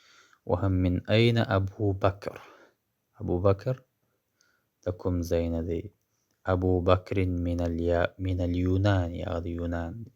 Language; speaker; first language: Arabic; non-native, fluent; Pashto